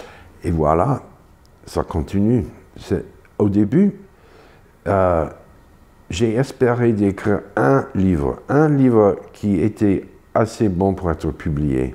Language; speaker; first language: French; non-native, fluent; English